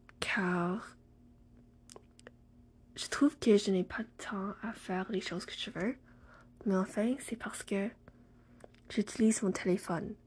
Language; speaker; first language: French; non-native, learner; English